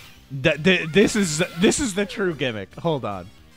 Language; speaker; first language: English; native; English